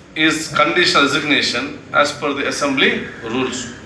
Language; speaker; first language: English; non-native, local second language; Kannada